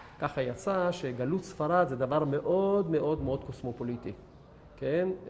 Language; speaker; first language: Hebrew; native; Hebrew